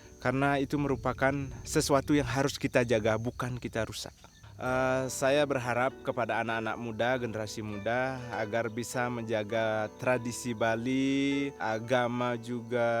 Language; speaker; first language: Indonesian; non-native, local second language; Balinese